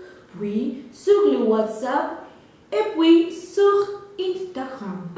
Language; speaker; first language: French; non-native, learner; Spanish